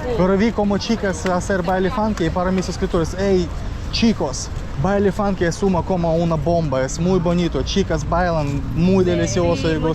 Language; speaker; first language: Spanish; non-native, learner; Russian